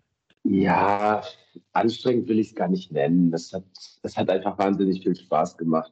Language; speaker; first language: German; native; German